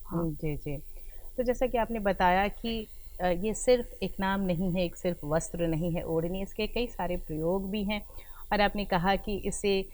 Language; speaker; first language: Hindi; native; Hindi